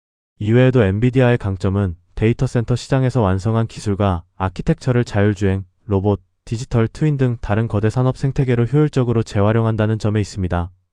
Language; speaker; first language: Korean; native; Korean